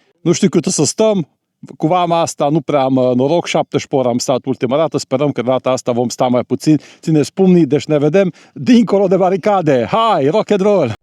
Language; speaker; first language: Romanian; non-native, local second language; Hungarian